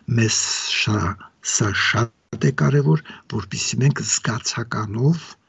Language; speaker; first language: Armenian; native; Armenian